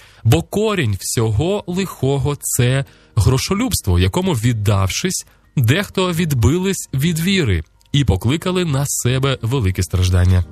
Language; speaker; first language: Ukrainian; native; Ukrainian